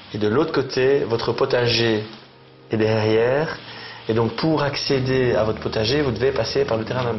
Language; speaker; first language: French; native; French